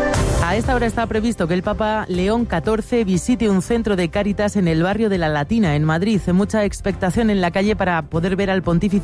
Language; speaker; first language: Spanish; native; Spanish